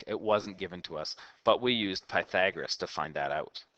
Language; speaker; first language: English; native; English